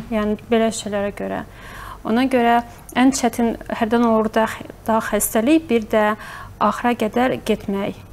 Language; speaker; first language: Azerbaijani; early bilingual, heritage; Azerbaijani